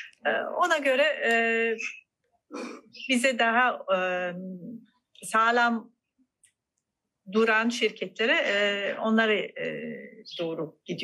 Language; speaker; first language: Turkish; non-native, fluent; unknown